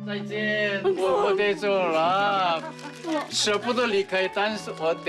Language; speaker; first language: Chinese; non-native, fluent; Korean